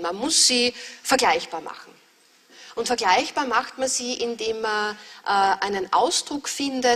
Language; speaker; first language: German; native; German